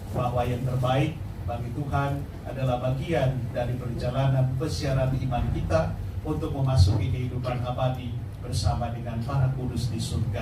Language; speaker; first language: Indonesian; native; Indonesian